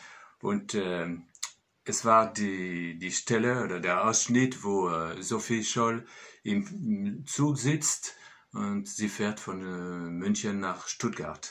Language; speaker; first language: German; non-native, fluent; French